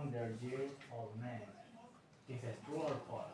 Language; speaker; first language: English; non-native, learner; Spanish